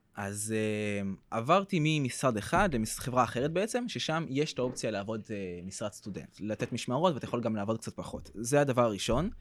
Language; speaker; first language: Hebrew; early bilingual, other home language; French